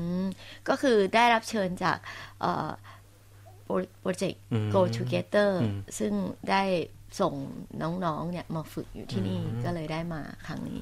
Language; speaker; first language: Thai; native; Thai